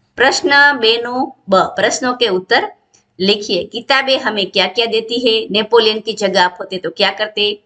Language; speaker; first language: Hindi; non-native, local second language; Gujarati